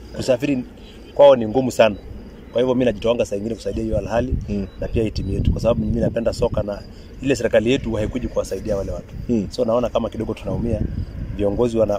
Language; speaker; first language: Swahili; non-native, local second language; Masai